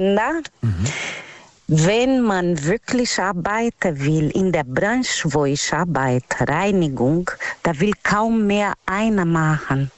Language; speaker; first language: German; non-native, learner; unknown